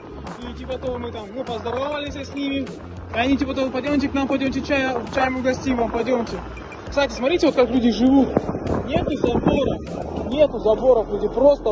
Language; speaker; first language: Russian; native; Russian